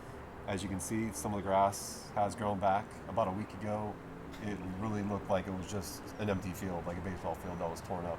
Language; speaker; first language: English; native; English